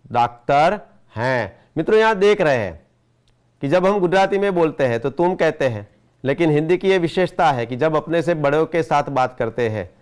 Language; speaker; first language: Hindi; non-native, local second language; Gujarati